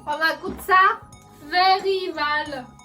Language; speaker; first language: French; non-native, learner; Chinese